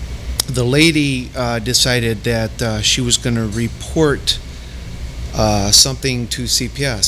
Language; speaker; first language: English; native; English